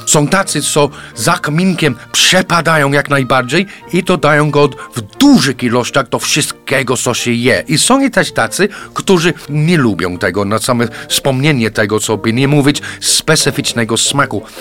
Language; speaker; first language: Polish; non-native, fluent; English